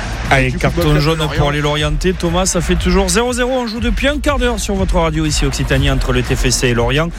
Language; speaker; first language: French; native; French